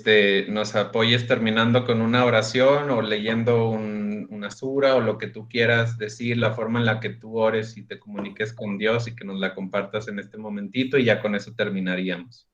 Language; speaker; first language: Spanish; native; Spanish